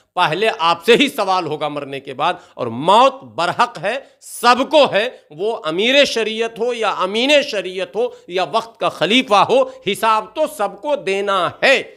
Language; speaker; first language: Hindi; native; Hindi